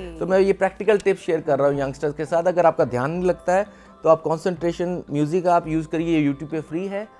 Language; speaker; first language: Hindi; non-native, local second language; Punjabi